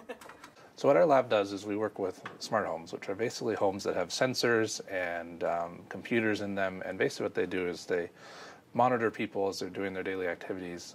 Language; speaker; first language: English; native; English